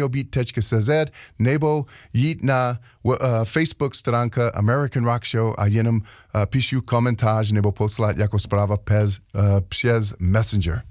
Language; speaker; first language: Czech; non-native, learner; English